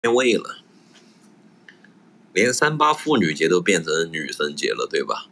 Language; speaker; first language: Chinese; native; Chinese